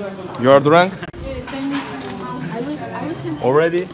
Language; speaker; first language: English; non-native, fluent; Turkish